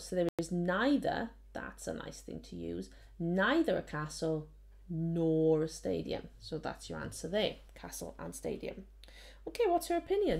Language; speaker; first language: English; native; English